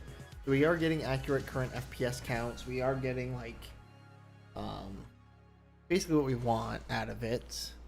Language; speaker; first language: English; native; English